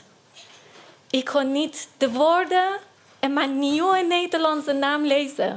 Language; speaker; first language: Dutch; non-native, learner; Persian